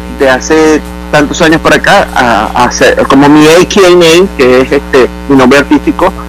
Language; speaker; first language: Spanish; native; Spanish